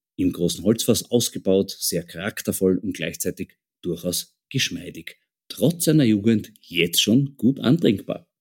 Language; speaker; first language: German; native; German